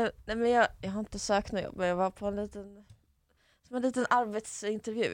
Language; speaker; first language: Swedish; native; Swedish